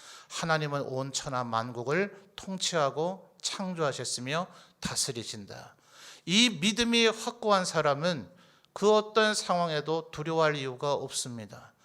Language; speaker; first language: Korean; native; Korean